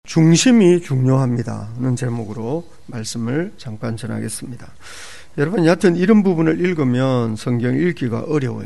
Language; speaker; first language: Korean; native; Korean